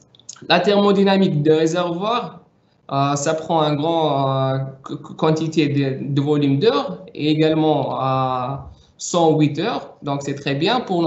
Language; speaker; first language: French; non-native, local second language; Arabic